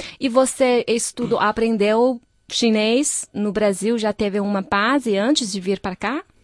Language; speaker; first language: Portuguese; non-native, fluent; Chinese